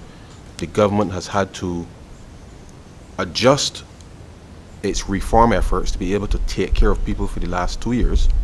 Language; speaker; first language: English; native; English